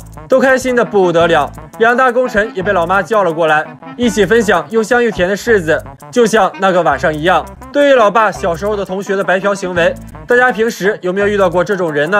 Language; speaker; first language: Chinese; native; Chinese